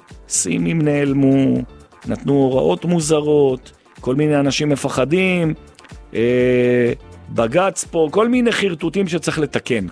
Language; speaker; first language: Hebrew; native; Hebrew